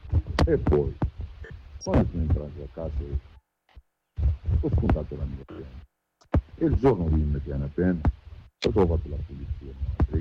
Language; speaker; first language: Italian; non-native, learner; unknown